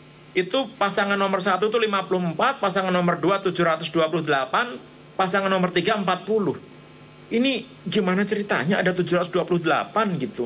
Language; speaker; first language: Indonesian; native; Indonesian